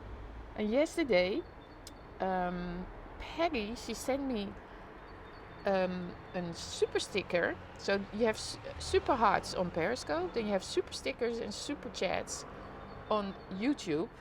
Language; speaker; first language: English; non-native, fluent; Dutch